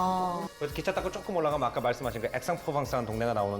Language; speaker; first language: Korean; native; Korean